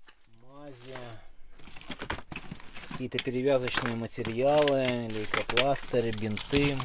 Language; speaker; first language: Russian; native; Russian